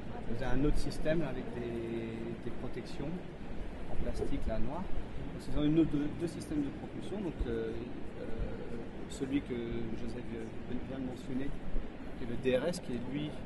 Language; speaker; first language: French; native; French